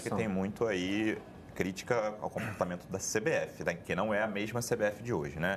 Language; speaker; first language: Portuguese; native; Portuguese